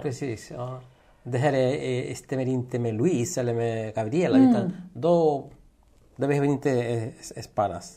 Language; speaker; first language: Swedish; non-native, fluent; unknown